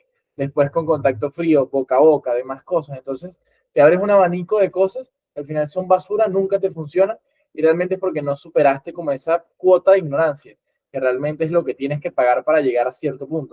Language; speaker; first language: Spanish; native; Spanish